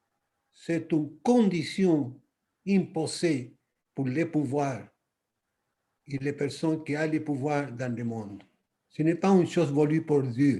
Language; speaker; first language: French; non-native, fluent; Spanish